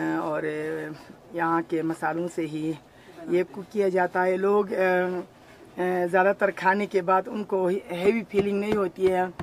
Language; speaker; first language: Urdu; non-native, local second language; Burmese